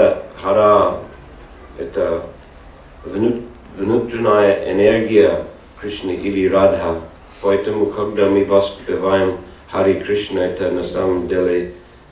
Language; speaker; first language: Russian; non-native, learner; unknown